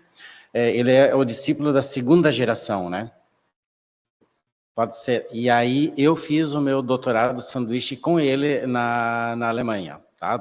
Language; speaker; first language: Portuguese; native; Portuguese